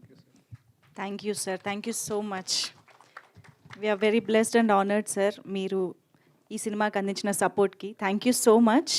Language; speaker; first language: Telugu; native; Telugu